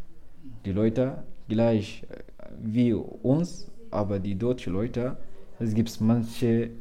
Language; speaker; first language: German; non-native, learner; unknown